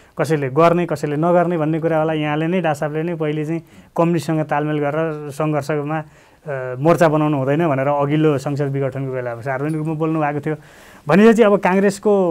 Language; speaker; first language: Nepali; native; Nepali